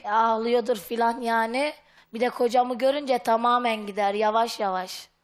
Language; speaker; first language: Turkish; native; Turkish